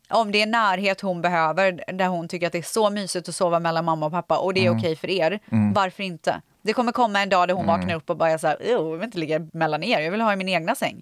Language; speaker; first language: Swedish; native; Swedish